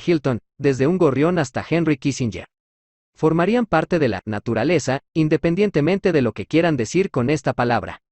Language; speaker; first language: Spanish; native; Spanish